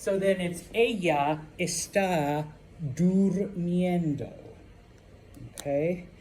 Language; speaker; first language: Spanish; non-native, fluent; English